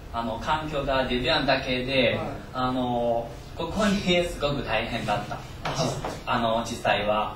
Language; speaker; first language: Japanese; non-native, fluent; Chinese